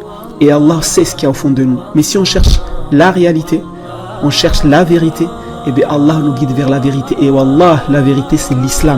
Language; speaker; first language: French; native; French